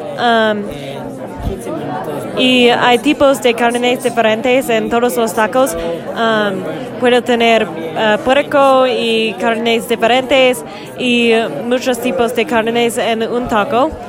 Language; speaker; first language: Spanish; non-native, learner; English